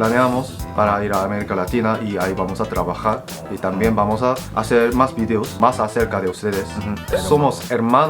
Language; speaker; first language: Spanish; non-native, fluent; Korean